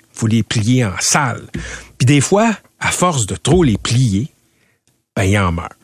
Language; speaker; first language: French; native; French